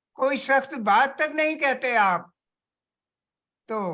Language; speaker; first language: Hindi; native; Hindi